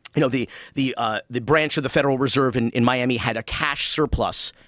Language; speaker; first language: English; native; English